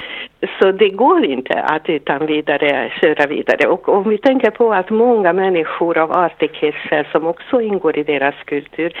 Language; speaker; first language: Swedish; non-native, fluent; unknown